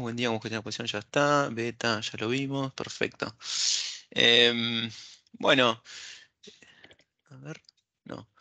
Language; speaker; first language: Spanish; native; Spanish